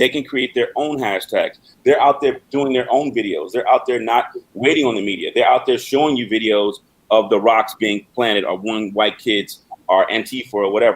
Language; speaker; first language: English; native; English